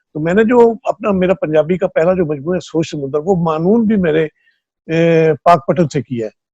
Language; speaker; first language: Urdu; non-native, local second language; Punjabi